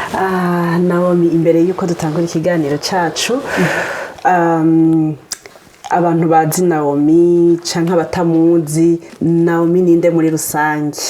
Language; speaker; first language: Rundi; native; Rundi